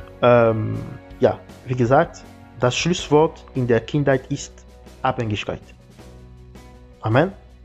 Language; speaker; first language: German; non-native, learner; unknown